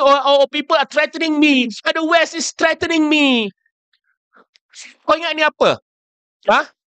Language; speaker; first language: English; non-native, local second language; Malay